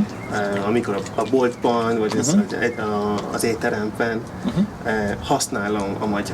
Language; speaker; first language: Hungarian; non-native, learner; English